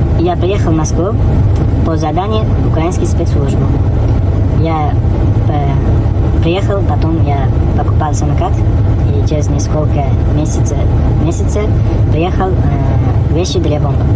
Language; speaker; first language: Russian; non-native, learner; Uzbek